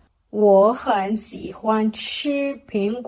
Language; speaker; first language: Chinese; non-native, learner; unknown